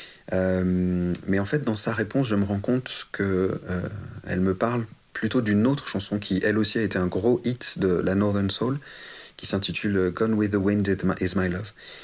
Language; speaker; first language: French; native; French